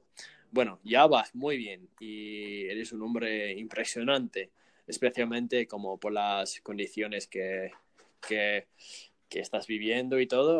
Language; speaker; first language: Spanish; non-native, fluent; English